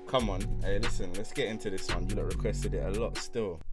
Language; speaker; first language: English; native; English